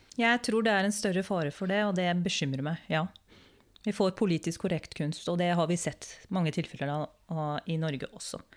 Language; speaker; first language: Norwegian; early bilingual, other home language; Urdu